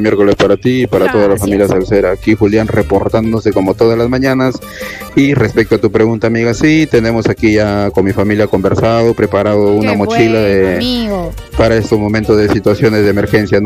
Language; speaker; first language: Spanish; native; Spanish